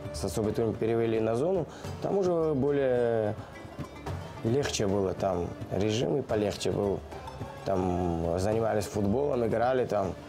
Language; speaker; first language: Russian; non-native, local second language; Georgian